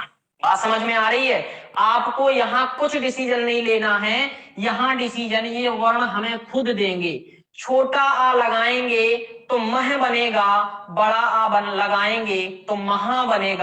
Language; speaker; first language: Hindi; native; Hindi